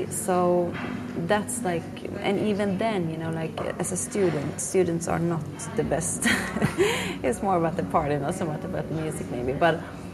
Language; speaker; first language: English; non-native, fluent; Swedish